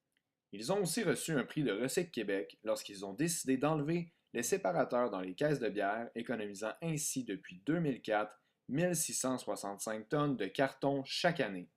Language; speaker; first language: French; native; French